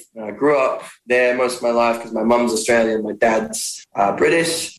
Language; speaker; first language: English; native; English